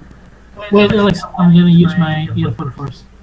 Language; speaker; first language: English; non-native, fluent; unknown